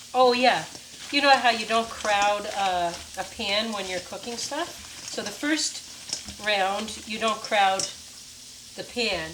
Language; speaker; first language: English; native; English